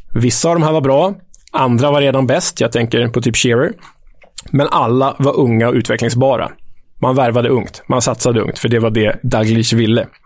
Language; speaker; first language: Swedish; native; Swedish